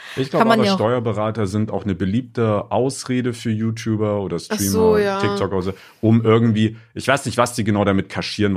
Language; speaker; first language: German; native; German